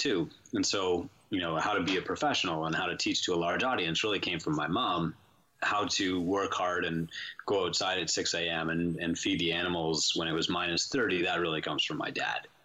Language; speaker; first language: English; native; English